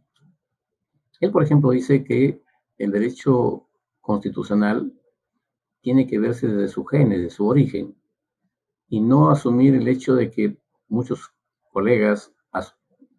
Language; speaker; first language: Spanish; native; Spanish